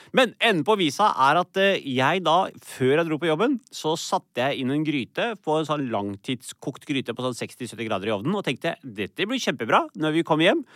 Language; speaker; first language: Norwegian; early bilingual, other home language; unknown